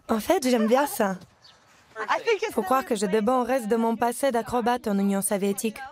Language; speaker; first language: French; non-native, fluent; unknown